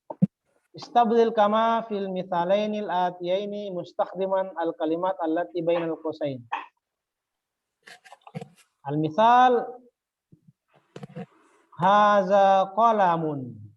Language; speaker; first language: Arabic; non-native, fluent; Indonesian